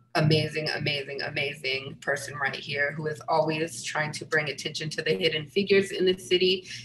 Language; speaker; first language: English; native; English